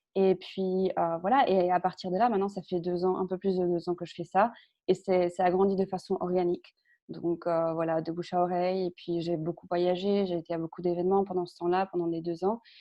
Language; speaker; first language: French; early bilingual, other home language; Spanish